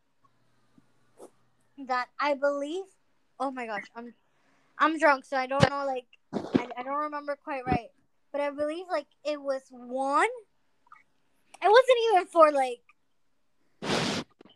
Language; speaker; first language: English; non-native, fluent; Spanish